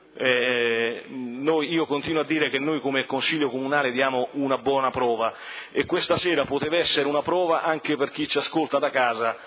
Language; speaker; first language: Italian; native; Italian